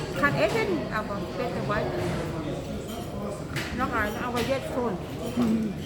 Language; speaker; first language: German; non-native, learner; Thai